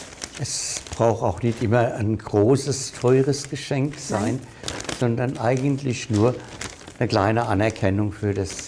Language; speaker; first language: German; native; German